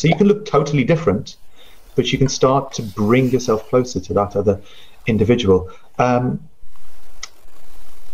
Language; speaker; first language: English; non-native, local second language; Punjabi